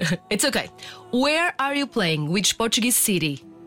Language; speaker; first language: English; non-native, fluent; Portuguese